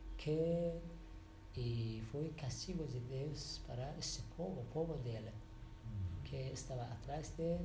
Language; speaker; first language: Portuguese; non-native, learner; Persian